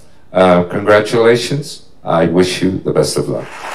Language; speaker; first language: English; non-native, fluent; Nepali